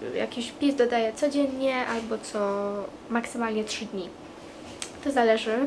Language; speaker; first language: Polish; non-native, fluent; Italian